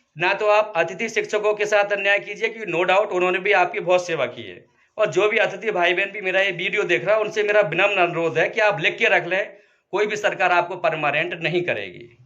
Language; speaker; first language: Hindi; native; Hindi